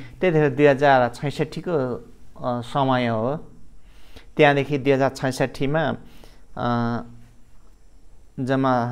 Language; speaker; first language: Nepali; non-native, local second language; Limbu